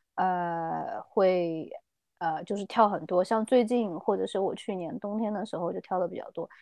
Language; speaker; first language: Chinese; native; Chinese